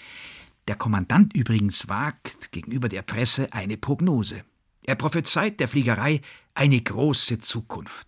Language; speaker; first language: German; native; German